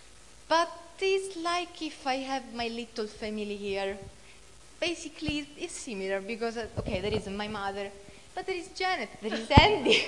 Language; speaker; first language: English; non-native, fluent; Italian